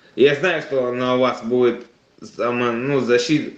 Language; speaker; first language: Russian; native; Russian